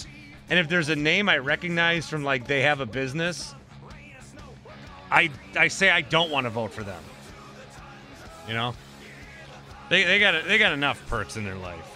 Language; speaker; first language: English; native; English